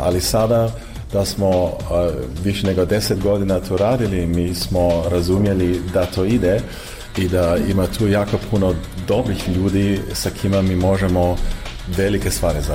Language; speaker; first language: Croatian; early bilingual, heritage; Croatian